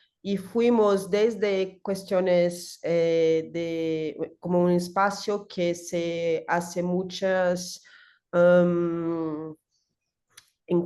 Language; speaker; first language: Spanish; non-native, learner; Portuguese